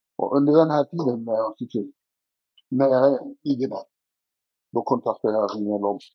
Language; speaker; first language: Swedish; native; Swedish